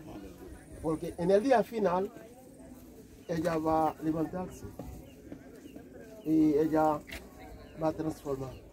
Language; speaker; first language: Spanish; non-native, learner; Haitian Creole